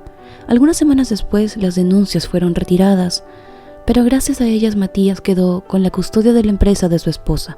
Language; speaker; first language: Spanish; native; Spanish